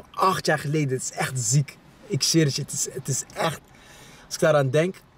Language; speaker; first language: Dutch; early bilingual, other home language; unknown